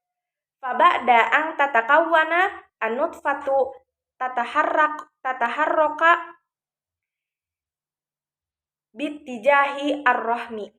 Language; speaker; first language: Arabic; non-native, learner; Indonesian